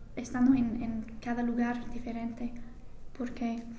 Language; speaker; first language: Spanish; non-native, fluent; English